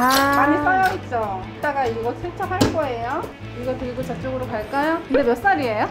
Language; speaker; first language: Korean; native; Korean